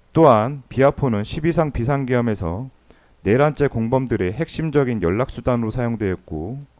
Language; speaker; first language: Korean; native; Korean